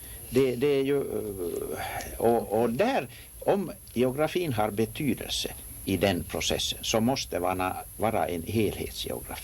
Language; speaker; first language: Swedish; non-native, local second language; Finnish